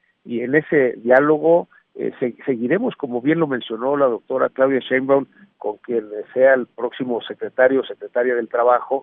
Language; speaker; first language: Spanish; native; Spanish